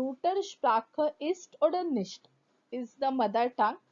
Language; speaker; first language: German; non-native, fluent; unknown